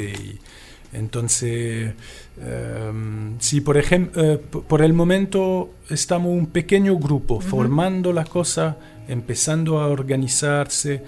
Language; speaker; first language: Spanish; non-native, fluent; French